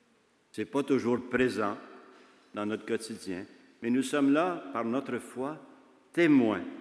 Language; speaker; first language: French; native; French